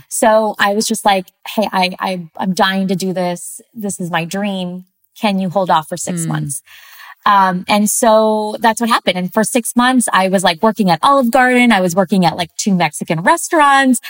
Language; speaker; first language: English; early bilingual, other home language; Spanish